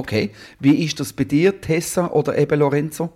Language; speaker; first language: German; native; German